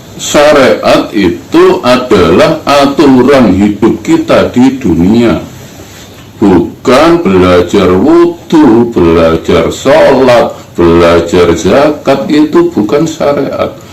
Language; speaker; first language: Indonesian; non-native, local second language; Javanese